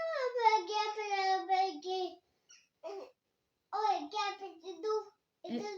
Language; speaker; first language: French; native; French